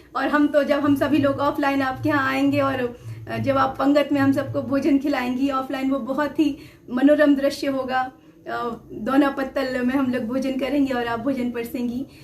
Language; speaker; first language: Hindi; native; Hindi